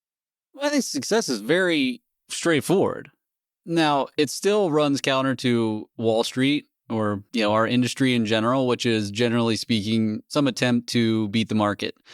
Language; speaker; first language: English; native; English